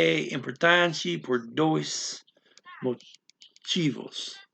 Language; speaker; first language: Portuguese; non-native, learner; English